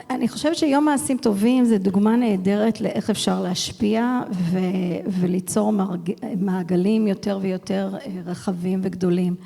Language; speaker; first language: Hebrew; early bilingual, heritage; English